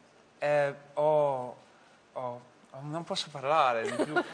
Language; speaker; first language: Italian; non-native, fluent; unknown